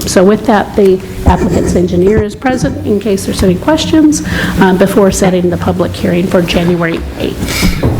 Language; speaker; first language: English; native; English